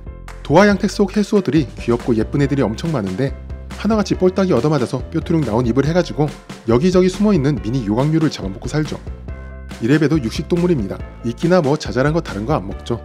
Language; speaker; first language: Korean; native; Korean